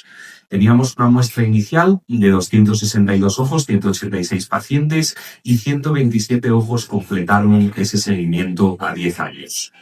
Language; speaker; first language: Spanish; native; Spanish